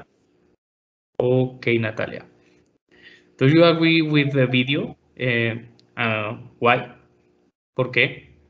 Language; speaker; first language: English; non-native, learner; Spanish